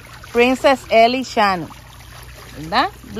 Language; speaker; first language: Spanish; native; Spanish